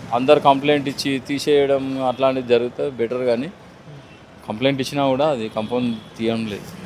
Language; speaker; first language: Telugu; native; Telugu